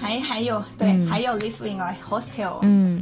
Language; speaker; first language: Chinese; non-native, learner; Thai